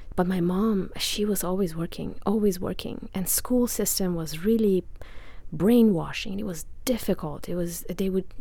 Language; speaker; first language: English; non-native, fluent; Persian